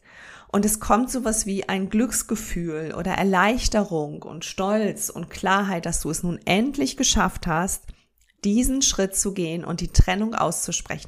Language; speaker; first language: German; native; German